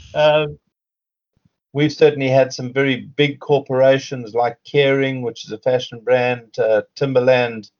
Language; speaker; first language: English; native; English